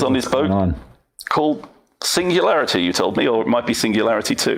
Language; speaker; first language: English; native; English